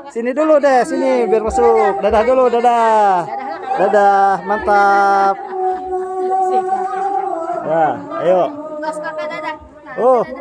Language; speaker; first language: Indonesian; non-native, local second language; Sundanese